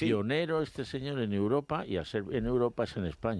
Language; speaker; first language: Spanish; native; Spanish